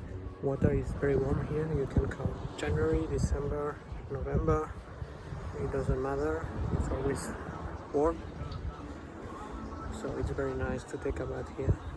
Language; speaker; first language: English; non-native, learner; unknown